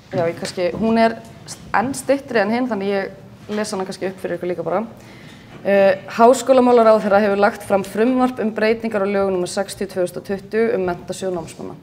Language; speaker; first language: Icelandic; native; Icelandic